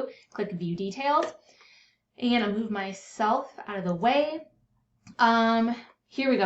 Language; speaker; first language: English; native; English